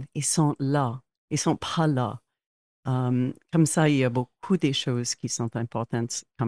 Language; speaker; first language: French; non-native, local second language; English